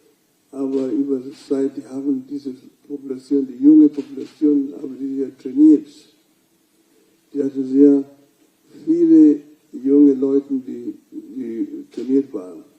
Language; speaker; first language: German; non-native, fluent; Luo (Kenya and Tanzania)